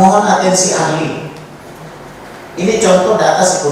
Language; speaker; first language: Indonesian; native; Indonesian